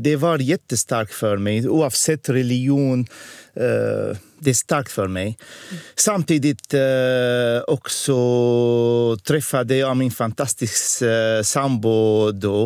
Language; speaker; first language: Swedish; non-native, fluent; Arabic